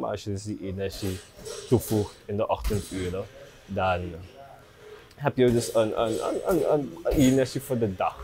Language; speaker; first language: Dutch; native; Dutch